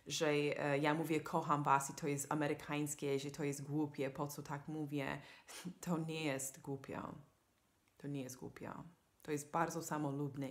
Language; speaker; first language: Polish; non-native, fluent; English